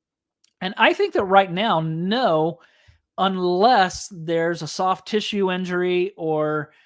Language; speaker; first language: English; native; English